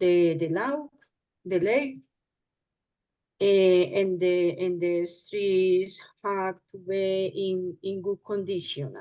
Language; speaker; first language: English; non-native, learner; Spanish